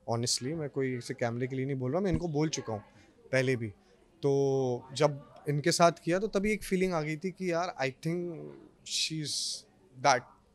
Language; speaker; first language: Hindi; native; Hindi